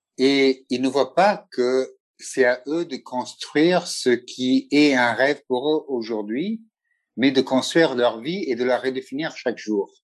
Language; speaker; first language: French; non-native, fluent; Italian